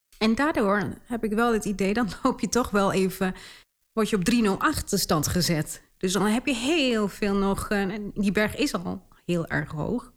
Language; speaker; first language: Dutch; early bilingual, other home language; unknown